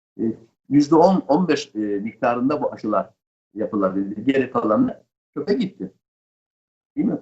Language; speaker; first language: Turkish; native; Turkish